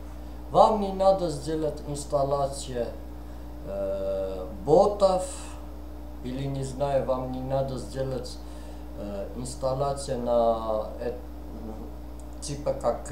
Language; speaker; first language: Russian; non-native, fluent; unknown